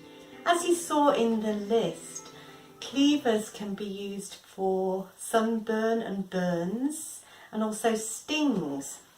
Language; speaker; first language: English; native; English